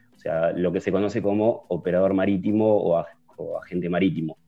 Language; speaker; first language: Spanish; native; Spanish